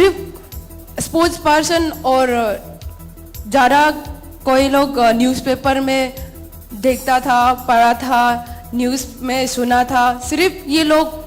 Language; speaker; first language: Hindi; non-native, local second language; Manipuri